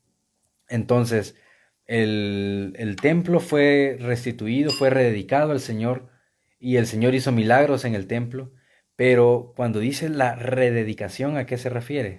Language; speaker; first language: Spanish; native; Spanish